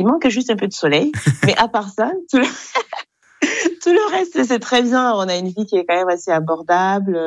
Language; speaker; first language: French; non-native, local second language; Kinyarwanda